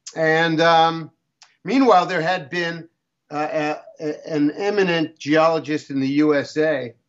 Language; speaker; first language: English; native; English